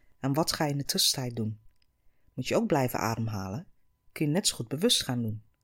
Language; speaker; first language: Dutch; non-native, fluent; English